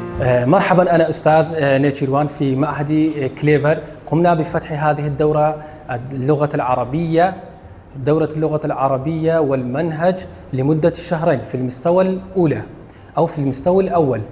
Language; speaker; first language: Arabic; non-native, local second language; Kurdish